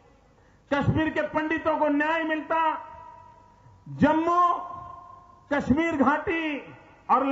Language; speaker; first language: Hindi; non-native, local second language; Gujarati